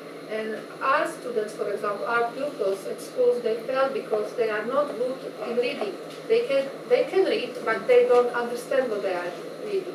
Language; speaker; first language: English; non-native, fluent; Slovak